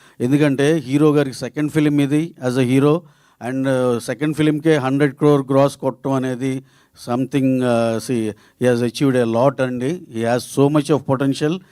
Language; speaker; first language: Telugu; native; Telugu